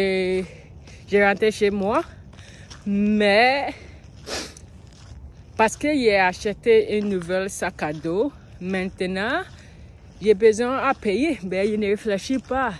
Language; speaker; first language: French; non-native, learner; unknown